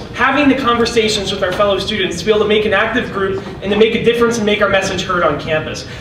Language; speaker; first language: English; native; English